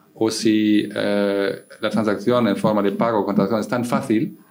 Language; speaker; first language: Spanish; non-native, fluent; German